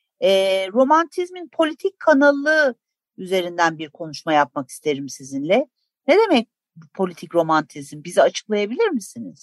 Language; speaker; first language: Turkish; native; Turkish